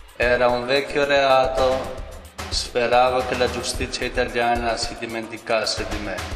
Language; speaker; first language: Italian; non-native, fluent; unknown